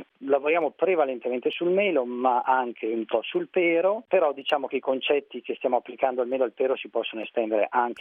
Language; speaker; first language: Italian; native; Italian